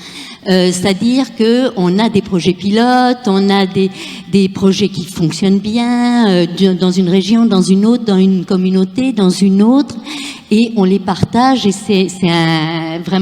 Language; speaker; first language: French; native; French